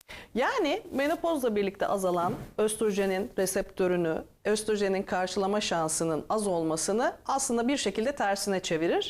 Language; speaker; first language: Turkish; native; Turkish